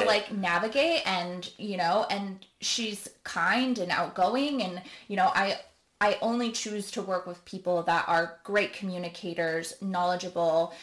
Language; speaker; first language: English; native; English